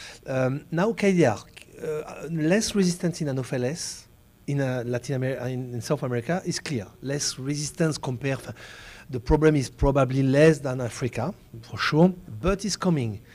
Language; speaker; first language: English; non-native, fluent; French